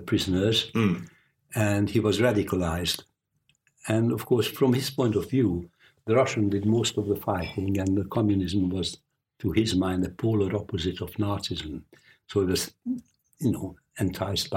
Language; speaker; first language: English; non-native, fluent; Hungarian